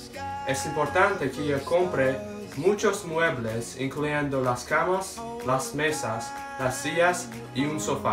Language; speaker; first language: Spanish; non-native, learner; English